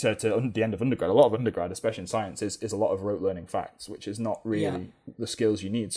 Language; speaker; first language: English; native; English